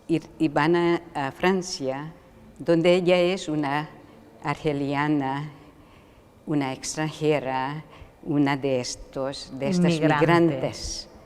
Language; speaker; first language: Spanish; non-native, fluent; Hungarian